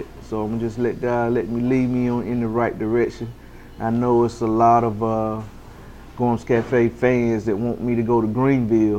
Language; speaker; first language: English; native; English